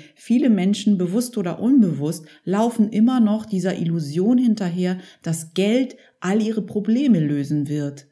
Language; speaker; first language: German; early bilingual, other home language; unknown